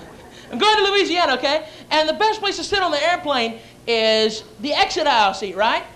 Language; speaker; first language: English; native; English